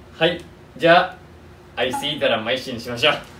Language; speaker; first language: Japanese; native; Japanese